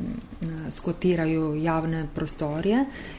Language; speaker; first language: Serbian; non-native, learner; Italian